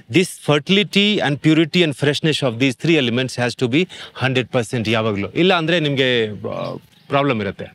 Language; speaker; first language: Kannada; non-native, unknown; Hindi